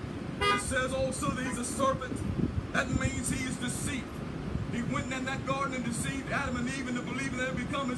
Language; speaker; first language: English; native; English